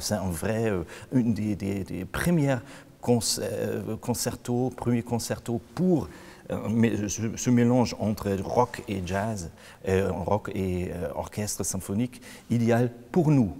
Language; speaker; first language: French; non-native, fluent; German